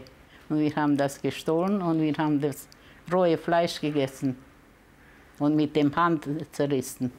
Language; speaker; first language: German; early bilingual, heritage; German